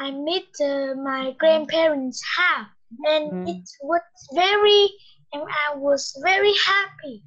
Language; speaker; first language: English; non-native, learner; Vietnamese